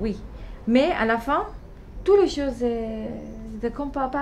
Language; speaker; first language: French; non-native, learner; Arabic